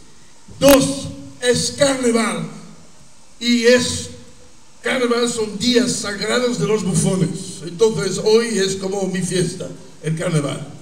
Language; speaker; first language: Spanish; non-native, fluent; Italian